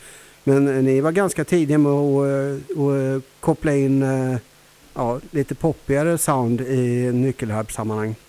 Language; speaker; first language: Swedish; native; Swedish